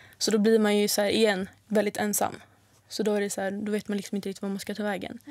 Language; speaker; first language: Swedish; native; Swedish